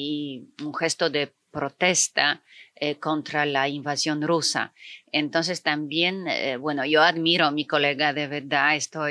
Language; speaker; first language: Spanish; non-native, fluent; Polish